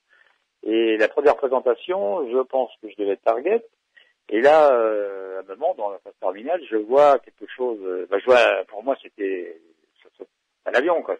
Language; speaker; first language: French; native; French